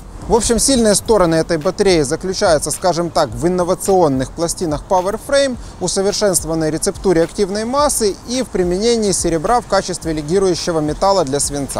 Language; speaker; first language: Russian; native; Russian